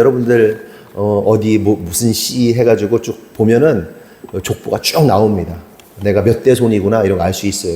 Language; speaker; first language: Korean; native; Korean